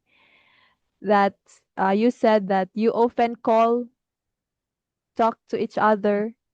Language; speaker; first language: English; non-native, fluent; Filipino